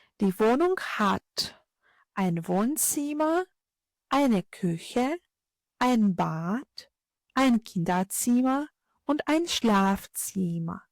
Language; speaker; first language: German; non-native, fluent; Ukrainian